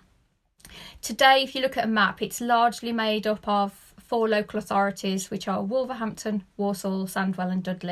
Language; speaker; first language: English; native; English